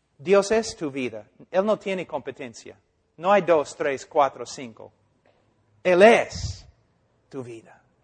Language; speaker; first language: Spanish; non-native, fluent; English